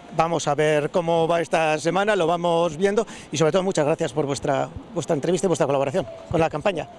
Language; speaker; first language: Spanish; native; Spanish